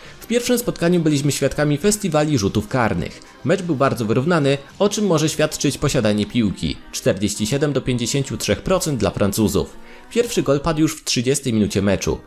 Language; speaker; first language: Polish; native; Polish